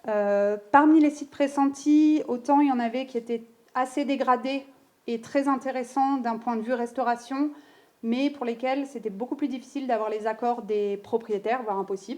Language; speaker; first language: French; native; French